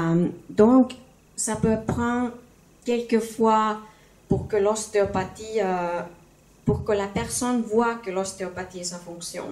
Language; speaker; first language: French; non-native, fluent; Finnish